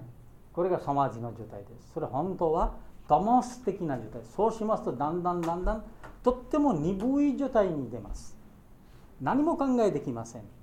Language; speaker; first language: Japanese; non-native, learner; Bangla